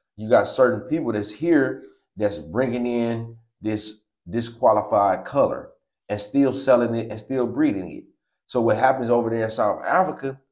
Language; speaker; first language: English; native; English